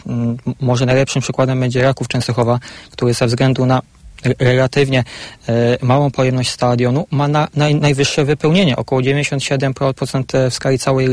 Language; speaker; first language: Polish; native; Polish